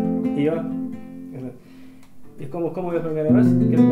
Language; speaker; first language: Spanish; non-native, learner; Russian